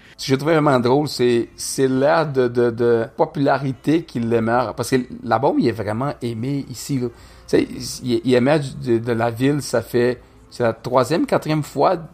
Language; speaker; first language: French; non-native, fluent; Portuguese